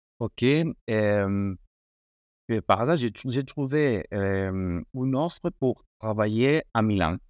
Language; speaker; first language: French; non-native, learner; Spanish